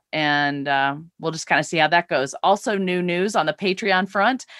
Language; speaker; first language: English; native; English